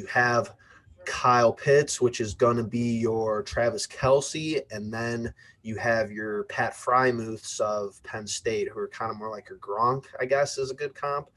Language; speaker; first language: English; native; English